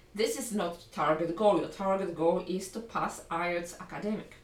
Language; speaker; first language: English; non-native, fluent; Polish